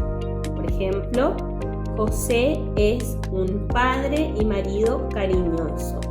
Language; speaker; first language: Spanish; native; Spanish